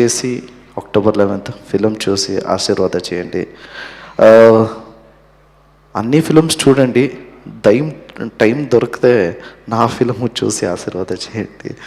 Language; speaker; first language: Telugu; non-native, learner; Kannada